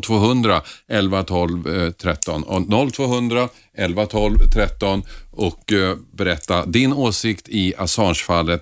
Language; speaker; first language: Swedish; native; Swedish